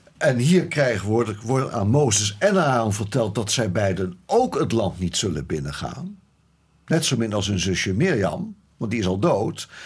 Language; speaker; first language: Dutch; native; Dutch